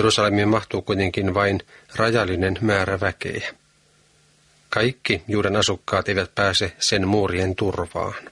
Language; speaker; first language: Finnish; native; Finnish